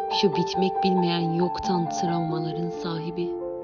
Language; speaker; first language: Turkish; native; Turkish